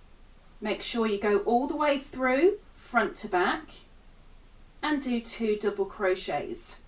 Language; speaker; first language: English; native; English